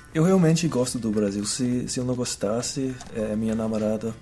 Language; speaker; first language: Portuguese; non-native, fluent; English